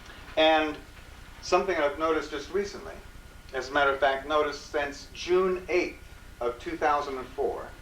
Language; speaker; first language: English; native; English